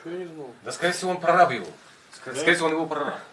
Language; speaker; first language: Russian; native; Russian